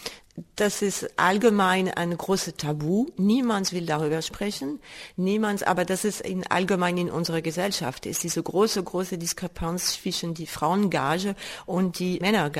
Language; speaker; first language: German; non-native, fluent; French